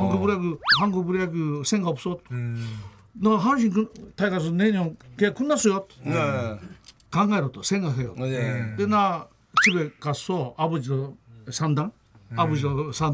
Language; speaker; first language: Korean; non-native, learner; Japanese